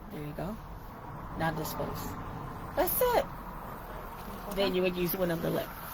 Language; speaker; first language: English; native; English